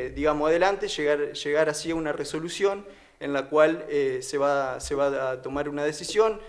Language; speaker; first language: Spanish; native; Spanish